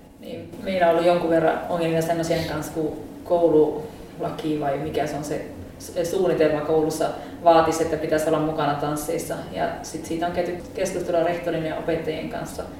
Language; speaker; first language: Finnish; early bilingual, heritage; Finnish